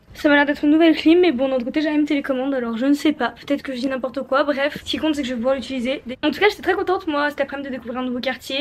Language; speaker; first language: French; native; French